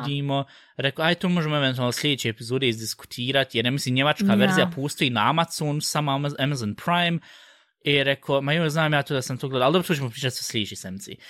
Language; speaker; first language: Bosnian; early bilingual, heritage; Bosnian